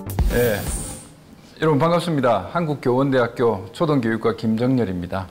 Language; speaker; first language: Korean; native; Korean